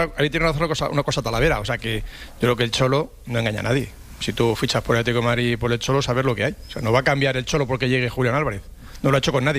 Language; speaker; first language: Spanish; native; Spanish